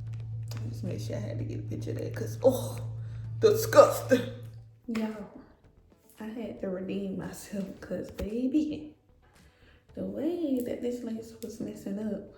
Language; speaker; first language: English; native; English